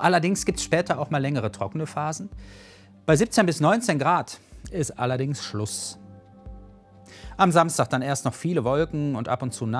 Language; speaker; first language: German; native; German